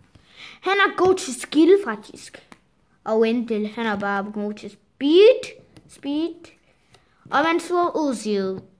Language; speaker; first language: Danish; early bilingual, other home language; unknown